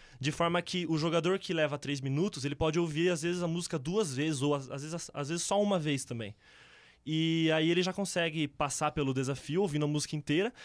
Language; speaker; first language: Portuguese; native; Portuguese